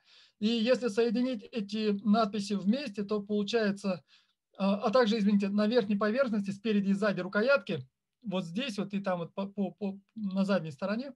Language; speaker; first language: Russian; native; Russian